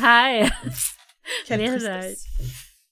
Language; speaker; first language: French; non-native, fluent; Portuguese